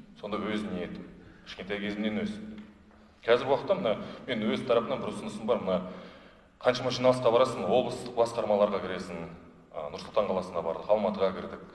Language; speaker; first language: Kazakh; non-native, local second language; Russian